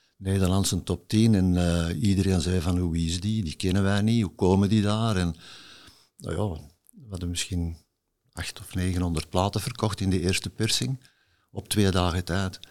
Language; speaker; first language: Dutch; native; Dutch